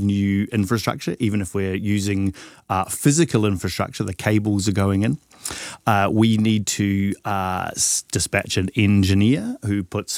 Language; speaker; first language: English; native; English